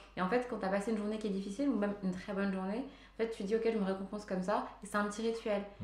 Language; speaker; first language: French; early bilingual, other home language; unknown